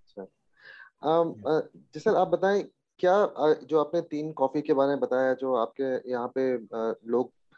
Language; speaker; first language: Hindi; native; Hindi